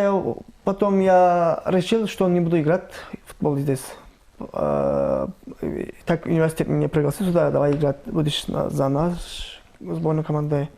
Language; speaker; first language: Russian; non-native, learner; Turkish